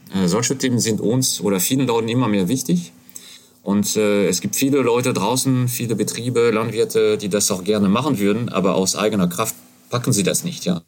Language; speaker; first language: German; non-native, fluent; French